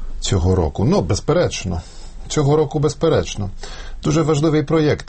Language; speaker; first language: Ukrainian; non-native, fluent; Polish